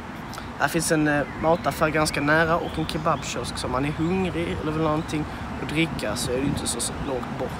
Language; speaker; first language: Swedish; native; Swedish